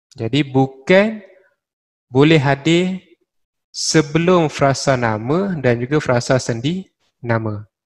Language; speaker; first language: Malay; native; Malay